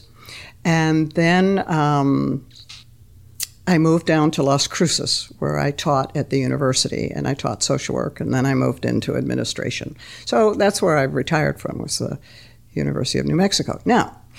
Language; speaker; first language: English; native; English